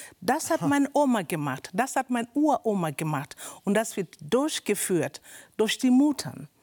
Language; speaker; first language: German; non-native, learner; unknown